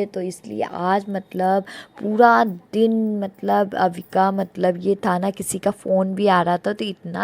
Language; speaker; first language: Hindi; native; Hindi